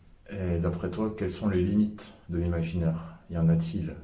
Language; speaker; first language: French; native; French